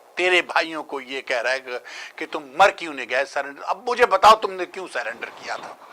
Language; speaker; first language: Urdu; native; Urdu